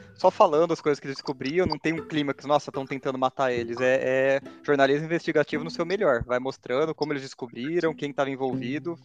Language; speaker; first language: Portuguese; native; Portuguese